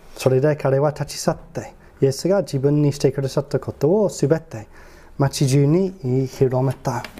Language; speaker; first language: Japanese; non-native, fluent; English